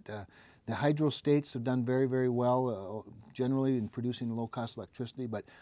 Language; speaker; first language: English; native; English